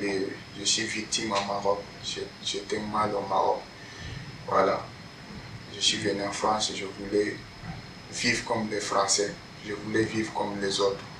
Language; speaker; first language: French; non-native, learner; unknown